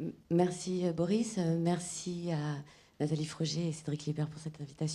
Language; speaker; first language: French; native; French